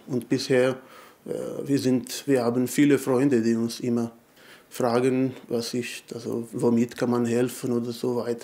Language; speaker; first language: German; non-native, learner; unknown